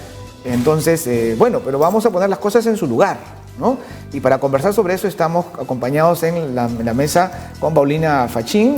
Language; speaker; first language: Spanish; native; Spanish